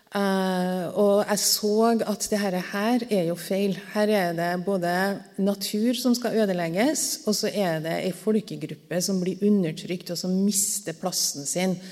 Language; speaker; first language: Norwegian; native; Norwegian